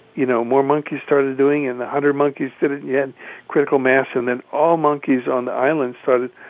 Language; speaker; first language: English; early bilingual, other home language; Spanish